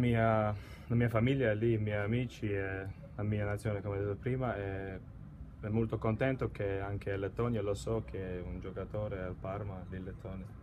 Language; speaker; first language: Italian; non-native, learner; Latvian